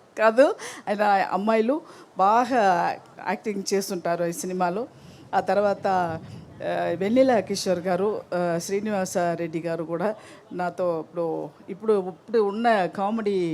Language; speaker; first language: Telugu; non-native, learner; Tamil